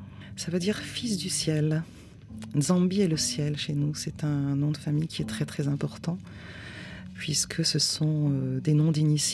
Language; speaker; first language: French; native; French